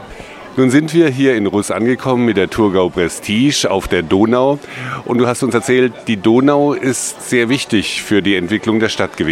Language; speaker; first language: German; native; German